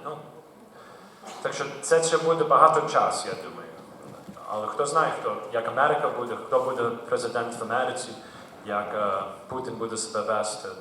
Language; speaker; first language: Ukrainian; early bilingual, heritage; Ukrainian